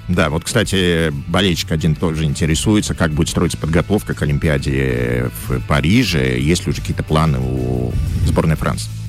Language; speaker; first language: Russian; native; Russian